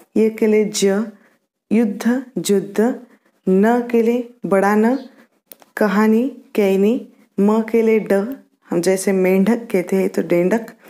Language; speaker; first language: Hindi; non-native, local second language; Marathi